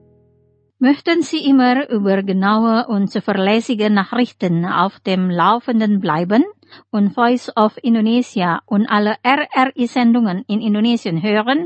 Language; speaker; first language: German; non-native, fluent; Indonesian